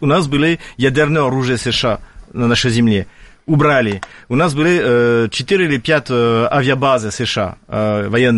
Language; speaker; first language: Russian; non-native, fluent; French